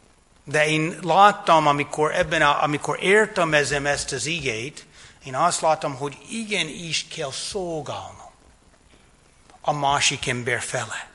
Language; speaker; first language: Hungarian; non-native, fluent; English